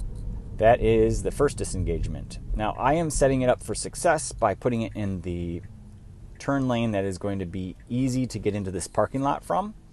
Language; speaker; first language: English; native; English